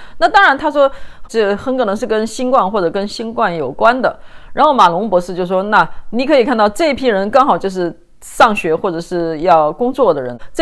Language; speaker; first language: Chinese; native; Chinese